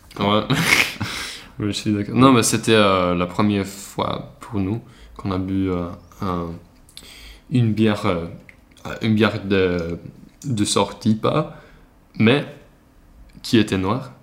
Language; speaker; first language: French; non-native, learner; Swedish